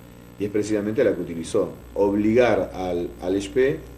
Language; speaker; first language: Spanish; native; Spanish